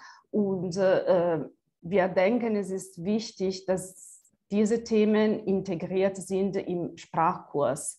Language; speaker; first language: German; non-native, fluent; Italian